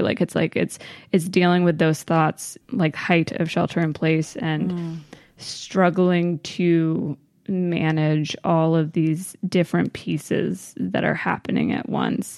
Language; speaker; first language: English; native; English